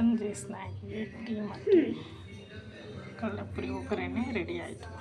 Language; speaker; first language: Kannada; native; Kannada